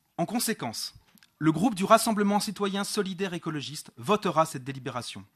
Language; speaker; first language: French; native; French